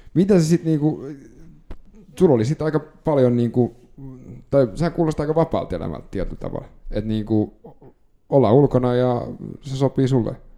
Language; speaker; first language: Finnish; native; Finnish